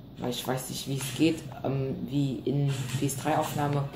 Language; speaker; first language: German; non-native, learner; Vietnamese